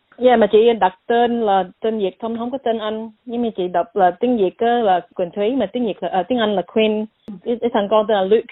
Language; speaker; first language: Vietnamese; early bilingual, heritage; Vietnamese